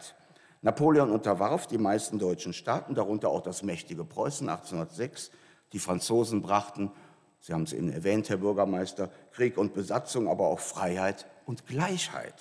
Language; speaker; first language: German; native; German